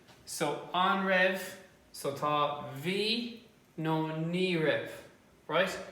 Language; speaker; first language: Irish; non-native, local second language; English